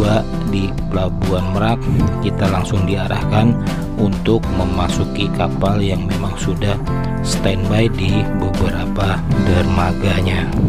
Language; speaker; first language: Indonesian; native; Indonesian